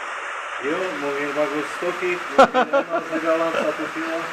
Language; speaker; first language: Indonesian; non-native, learner; French